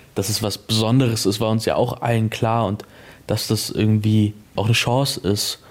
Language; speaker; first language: German; native; German